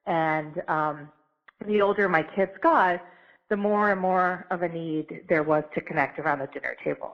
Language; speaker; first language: English; native; English